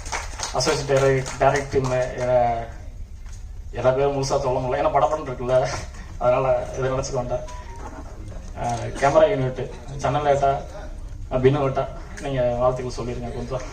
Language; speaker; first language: Tamil; native; Tamil